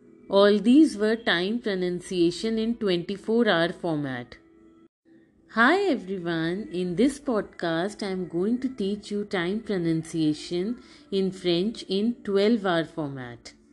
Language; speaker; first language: English; non-native, local second language; Hindi